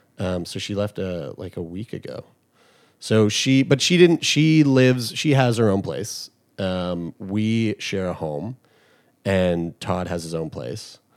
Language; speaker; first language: English; native; English